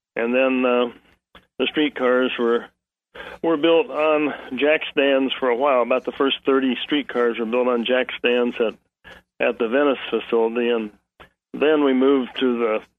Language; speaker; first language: English; native; English